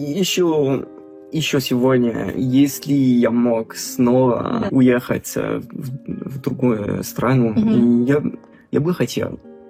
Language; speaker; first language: Russian; non-native, fluent; French